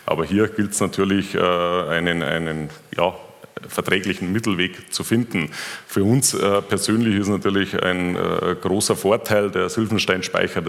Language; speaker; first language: German; native; German